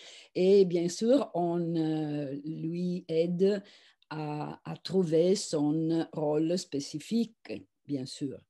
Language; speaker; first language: French; non-native, fluent; Italian